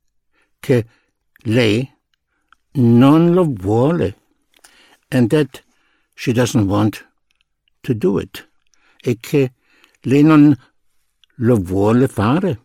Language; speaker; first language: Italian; non-native, fluent; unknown